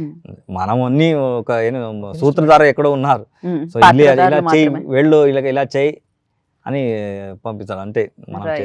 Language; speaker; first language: Telugu; non-native, learner; Kannada